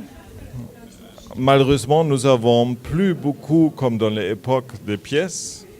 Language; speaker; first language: French; non-native, learner; German